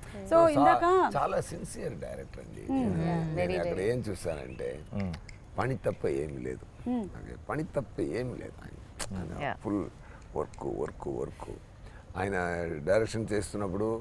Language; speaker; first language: Telugu; non-native, learner; Tamil